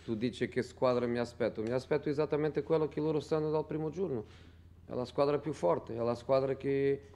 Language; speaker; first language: Italian; non-native, fluent; Portuguese